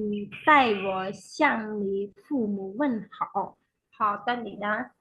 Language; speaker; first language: Chinese; non-native, fluent; Khmer